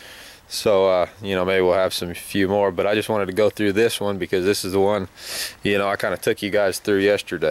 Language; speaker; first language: English; native; English